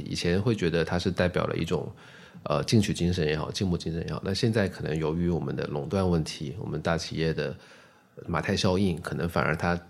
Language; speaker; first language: Chinese; native; Chinese